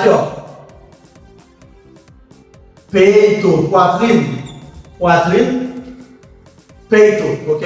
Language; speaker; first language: Portuguese; non-native, local second language; Haitian Creole